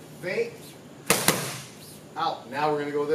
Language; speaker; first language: English; native; English